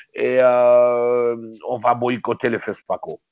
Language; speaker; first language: French; non-native, local second language; Luba-Lulua